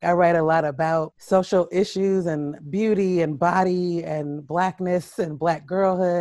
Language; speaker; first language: English; native; English